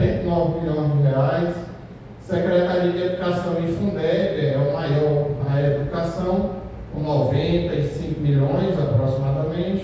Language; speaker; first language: Portuguese; native; Portuguese